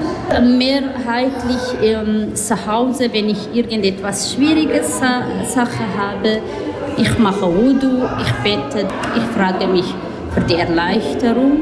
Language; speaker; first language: German; non-native, learner; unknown